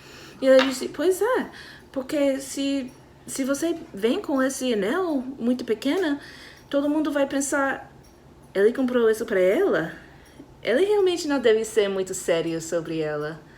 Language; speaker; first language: Portuguese; non-native, fluent; English